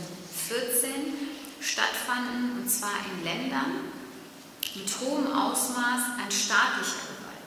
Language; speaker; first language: German; early bilingual, other home language; Turkish